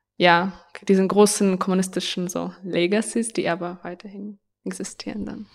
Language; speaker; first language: German; non-native, fluent; Ukrainian